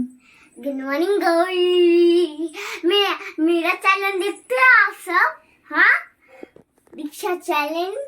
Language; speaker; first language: Hindi; non-native, local second language; Bangla